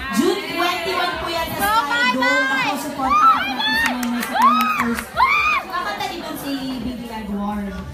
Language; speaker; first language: Filipino; native; Filipino